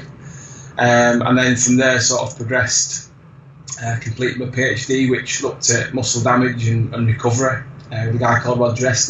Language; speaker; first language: English; native; English